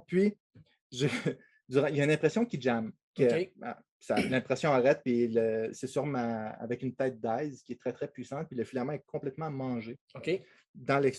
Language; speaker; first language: French; native; French